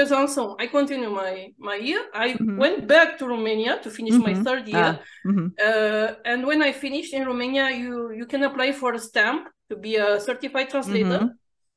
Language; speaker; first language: English; non-native, fluent; Romanian